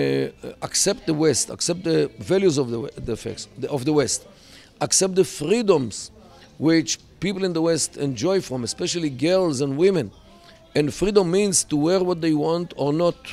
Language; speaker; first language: English; non-native, fluent; Hebrew